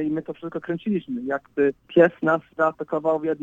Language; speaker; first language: Polish; early bilingual, heritage; English